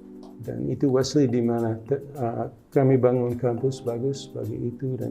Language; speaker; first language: Indonesian; non-native, local second language; English